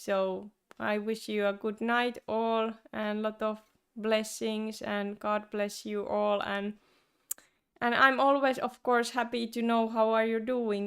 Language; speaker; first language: English; non-native, fluent; Finnish